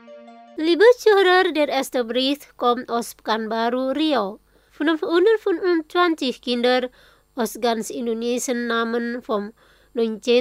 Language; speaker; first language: German; non-native, fluent; Indonesian